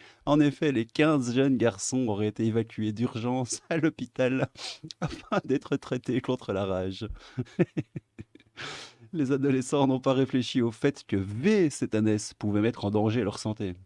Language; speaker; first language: French; native; French